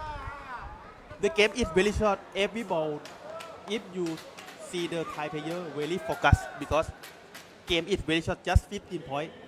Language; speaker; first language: English; non-native, learner; Thai